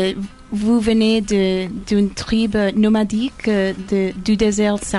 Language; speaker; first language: French; non-native, learner; English